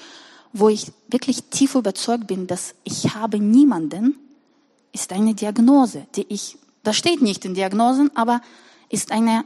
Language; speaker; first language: German; non-native, fluent; Russian